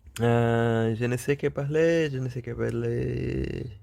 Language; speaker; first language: French; non-native, learner; Portuguese